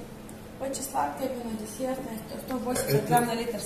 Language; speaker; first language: Russian; non-native, local second language; Romanian